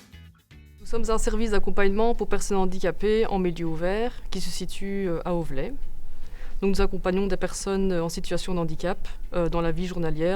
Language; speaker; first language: French; native; French